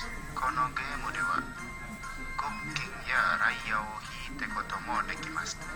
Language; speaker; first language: Japanese; non-native, learner; Indonesian